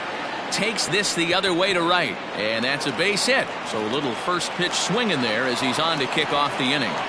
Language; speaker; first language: English; native; English